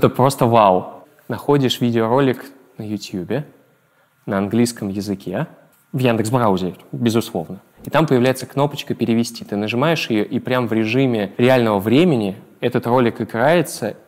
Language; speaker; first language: Russian; native; Russian